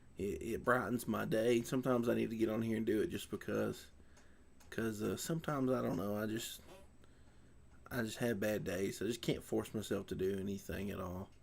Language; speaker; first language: English; native; English